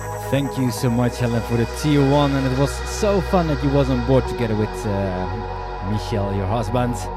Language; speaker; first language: English; non-native, fluent; Dutch